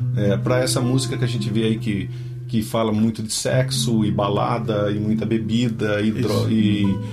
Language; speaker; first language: Portuguese; native; Portuguese